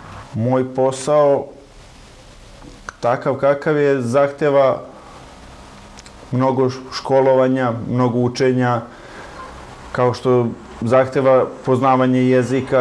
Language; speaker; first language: Serbian; native; Serbian